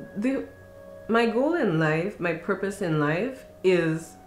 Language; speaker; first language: English; native; English